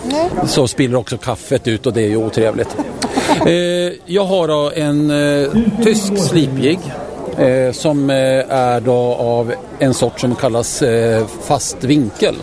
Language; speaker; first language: Swedish; native; Swedish